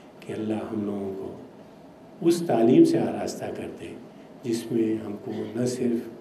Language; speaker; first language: Urdu; native; Urdu